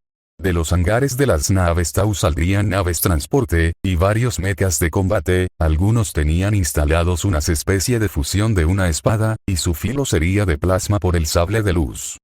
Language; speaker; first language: Spanish; native; Spanish